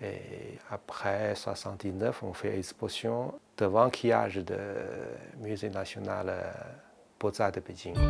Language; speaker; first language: French; non-native, learner; Chinese